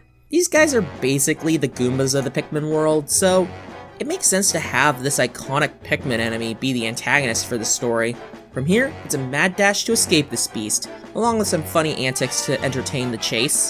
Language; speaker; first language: English; native; English